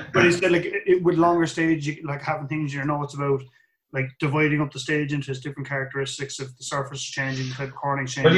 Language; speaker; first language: English; native; English